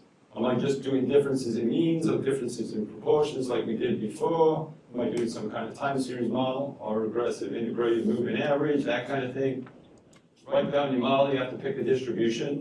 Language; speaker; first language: English; native; English